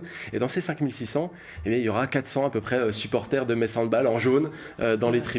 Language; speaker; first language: French; native; French